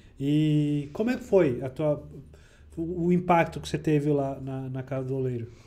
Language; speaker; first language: Portuguese; native; Portuguese